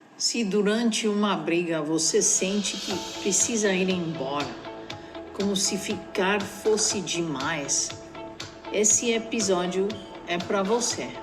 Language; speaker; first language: Portuguese; non-native, fluent; Spanish